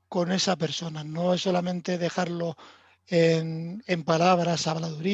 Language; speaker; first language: Spanish; native; Spanish